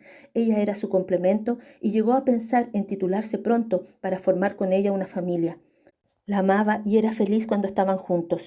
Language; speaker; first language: Spanish; native; Spanish